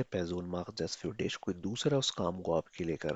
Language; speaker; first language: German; non-native, fluent; Urdu